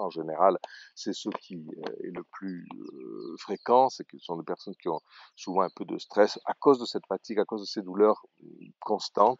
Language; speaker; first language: French; native; French